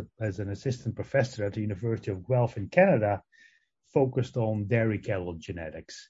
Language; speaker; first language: English; non-native, fluent; Dutch